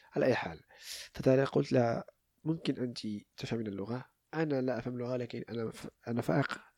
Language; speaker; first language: Arabic; native; Arabic